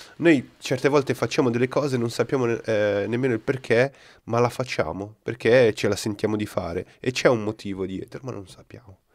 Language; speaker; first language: Italian; non-native, fluent; Portuguese